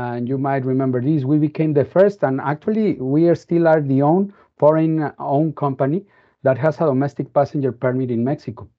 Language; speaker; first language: English; non-native, fluent; Spanish